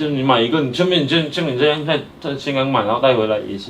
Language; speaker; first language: Chinese; native; Chinese